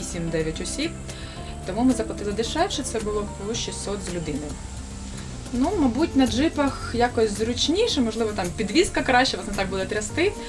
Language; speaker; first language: Ukrainian; non-native, local second language; Russian